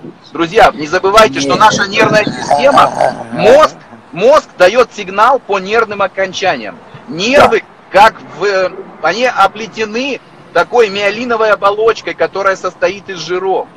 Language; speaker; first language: Russian; native; Russian